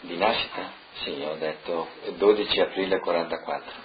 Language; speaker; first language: Italian; non-native, local second language; Friulian